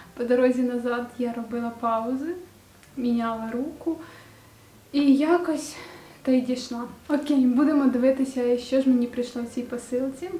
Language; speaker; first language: Ukrainian; native; Ukrainian